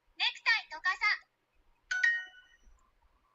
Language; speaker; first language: Japanese; non-native, learner; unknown